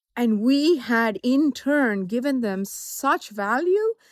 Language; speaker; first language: English; non-native, local second language; Tamil